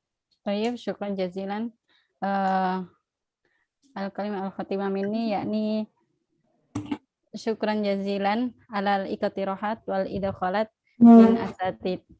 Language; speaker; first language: Arabic; non-native, learner; Indonesian